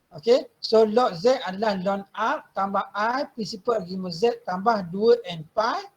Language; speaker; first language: Malay; native; Malay